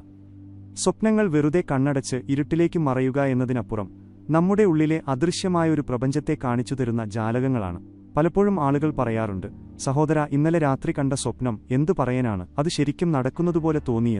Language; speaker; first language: Malayalam; native; Malayalam